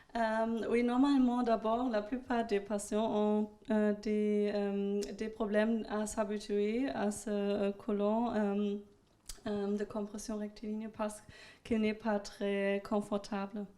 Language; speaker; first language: French; non-native, fluent; German